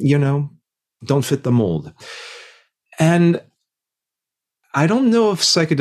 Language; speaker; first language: English; native; English